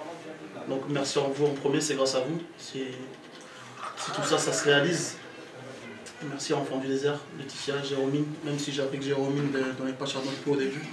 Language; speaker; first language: French; early bilingual, other home language; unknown